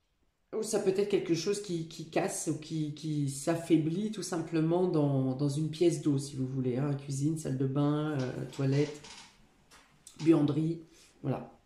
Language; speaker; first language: French; native; French